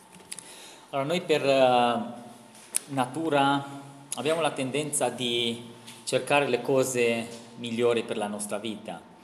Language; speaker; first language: Italian; non-native, fluent; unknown